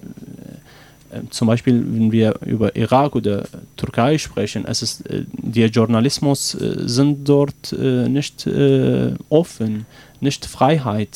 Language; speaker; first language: German; non-native, learner; Arabic